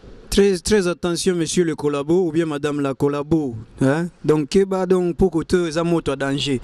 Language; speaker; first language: French; non-native, local second language; Lingala